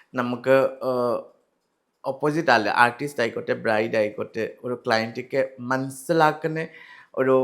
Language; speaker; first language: Malayalam; non-native, learner; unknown